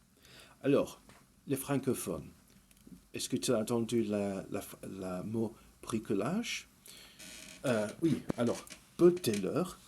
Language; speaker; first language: French; early bilingual, heritage; English